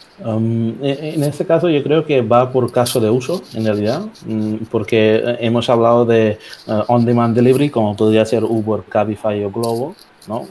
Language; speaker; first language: Spanish; non-native, fluent; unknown